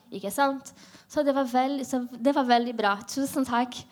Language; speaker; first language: Norwegian; non-native, learner; Portuguese